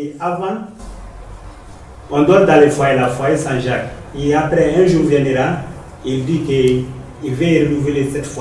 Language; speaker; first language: French; non-native, learner; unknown